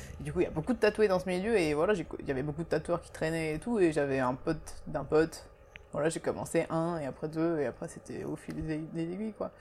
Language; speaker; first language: French; early bilingual, other home language; Japanese